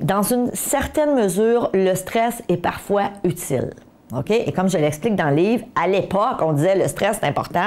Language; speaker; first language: French; native; French